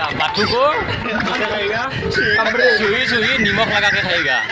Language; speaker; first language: Hindi; non-native, local second language; Assamese